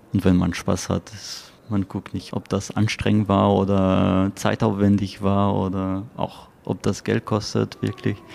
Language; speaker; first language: German; non-native, fluent; French